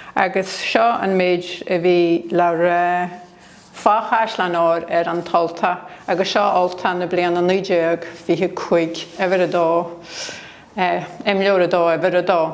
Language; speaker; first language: Irish; native; Irish